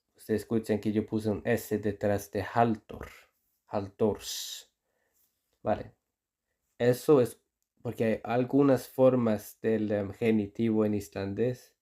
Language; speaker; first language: Spanish; non-native, fluent; Icelandic